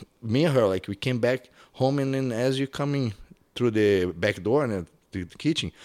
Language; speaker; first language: English; non-native, fluent; Portuguese